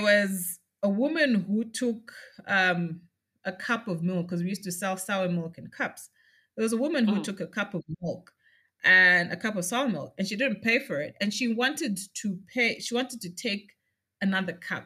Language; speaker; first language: English; non-native, local second language; Shona